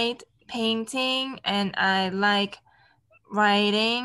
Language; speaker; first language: English; non-native, local second language; Cantonese